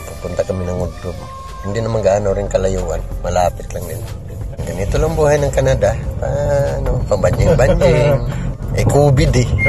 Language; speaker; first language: Filipino; non-native, local second language; Cebuano